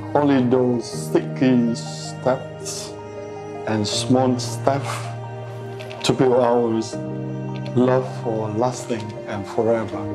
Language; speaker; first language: English; non-native, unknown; Vietnamese